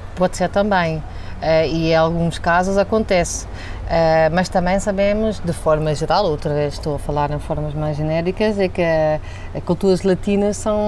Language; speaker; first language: Portuguese; non-native, fluent; Dutch